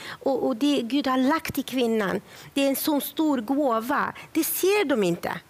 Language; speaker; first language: Swedish; non-native, fluent; Kurdish